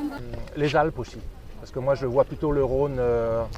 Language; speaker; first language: French; native; French